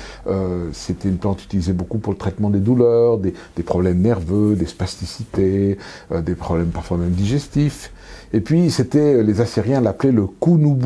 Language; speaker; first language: French; native; French